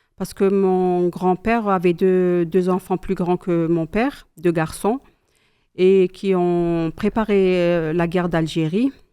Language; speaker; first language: French; non-native, local second language; Kabyle